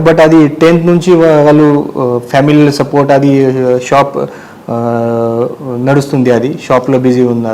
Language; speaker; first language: Telugu; non-native, learner; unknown